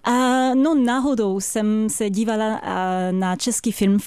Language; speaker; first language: Czech; non-native, fluent; French